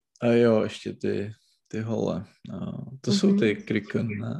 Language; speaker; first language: German; non-native, learner; Czech